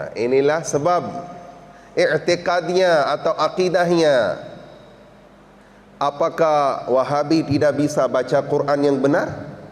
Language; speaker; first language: Indonesian; non-native, learner; Urdu